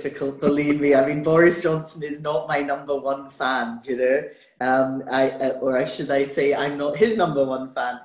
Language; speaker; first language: English; native; English